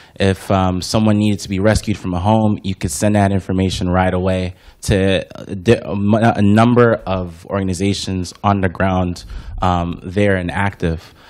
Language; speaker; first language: English; native; English